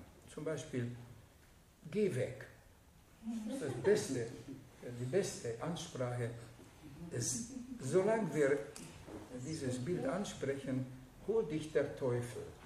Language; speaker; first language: German; non-native, fluent; Hungarian